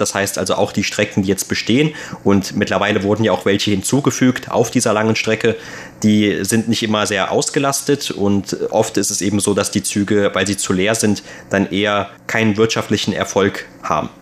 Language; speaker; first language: German; native; German